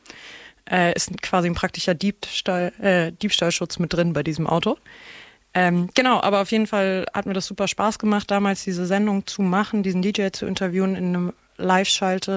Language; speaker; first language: German; native; German